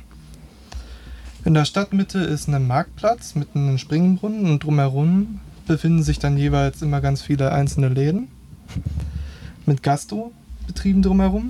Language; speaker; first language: German; native; German